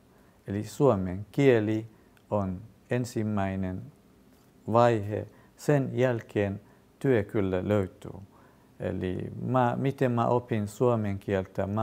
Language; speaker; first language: Finnish; non-native, fluent; Kurdish